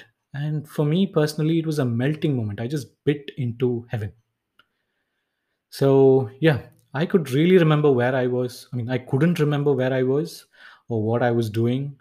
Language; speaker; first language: English; non-native, local second language; Tamil